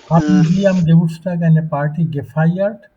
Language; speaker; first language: German; non-native, fluent; Bangla